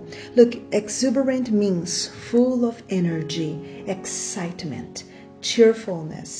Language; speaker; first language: English; non-native, fluent; Portuguese